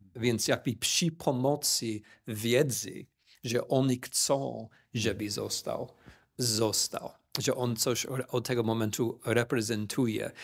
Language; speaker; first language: Polish; non-native, fluent; English